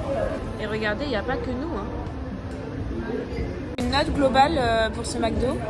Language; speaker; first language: French; native; French